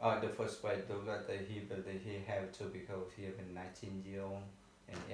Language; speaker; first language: English; non-native, learner; Vietnamese